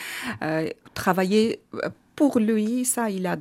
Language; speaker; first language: French; non-native, learner; Armenian